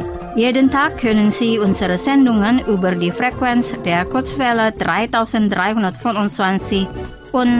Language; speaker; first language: German; non-native, fluent; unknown